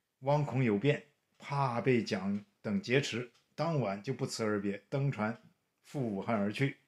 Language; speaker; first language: Chinese; native; Chinese